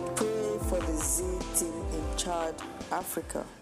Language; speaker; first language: English; non-native, fluent; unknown